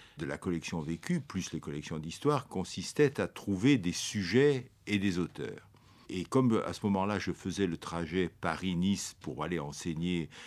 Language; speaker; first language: French; early bilingual, other home language; Italian